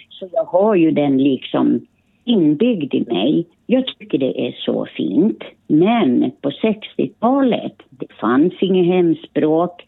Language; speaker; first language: Swedish; early bilingual, other home language; Finnish